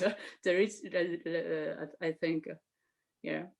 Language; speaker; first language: English; non-native, fluent; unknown